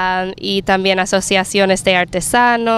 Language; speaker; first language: Spanish; non-native, fluent; English